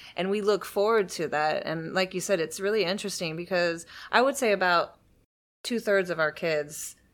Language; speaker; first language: English; native; English